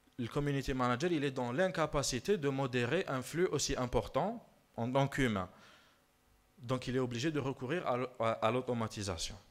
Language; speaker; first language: French; non-native, local second language; Arabic